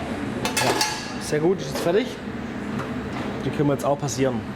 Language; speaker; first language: German; native; German